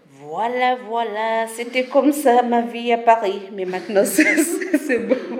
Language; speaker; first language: French; non-native, fluent; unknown